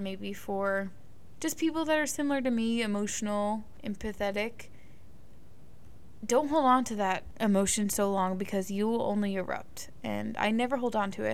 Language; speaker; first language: English; native; English